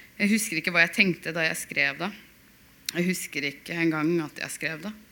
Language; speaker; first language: Norwegian; early bilingual, other home language; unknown